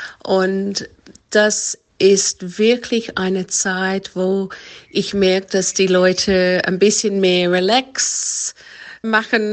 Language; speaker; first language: German; non-native, fluent; English